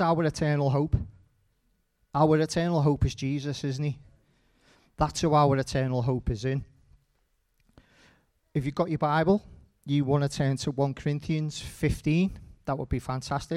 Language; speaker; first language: English; native; English